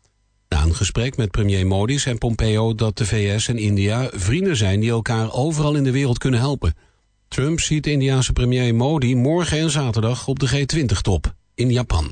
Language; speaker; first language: Dutch; native; Dutch